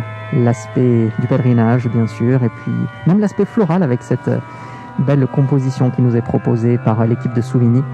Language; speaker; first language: French; native; French